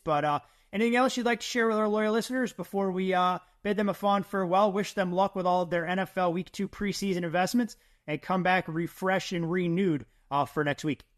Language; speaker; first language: English; native; English